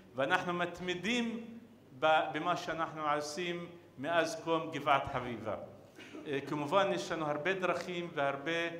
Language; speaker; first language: Hebrew; non-native, local second language; Arabic